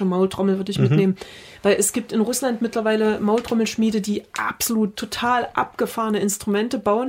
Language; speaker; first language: German; native; German